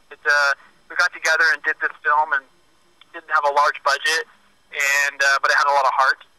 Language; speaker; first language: English; native; English